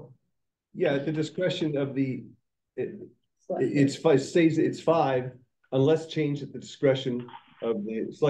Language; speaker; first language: English; native; English